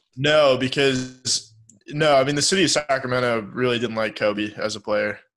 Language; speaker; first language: English; native; English